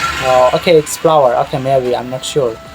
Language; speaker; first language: English; non-native, fluent; Bangla